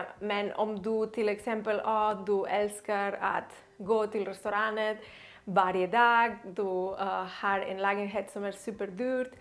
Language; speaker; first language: Swedish; non-native, learner; Catalan